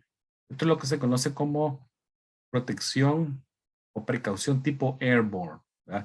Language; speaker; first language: Spanish; native; Spanish